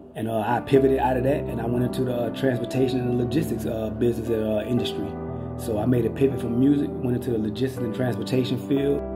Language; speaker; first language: English; native; English